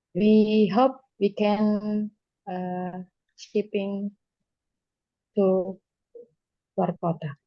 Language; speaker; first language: English; non-native, learner; Indonesian